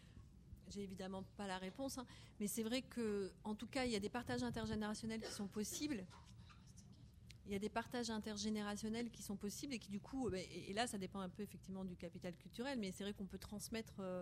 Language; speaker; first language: French; native; French